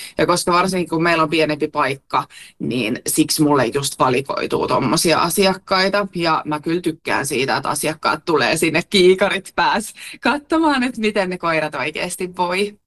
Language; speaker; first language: Finnish; native; Finnish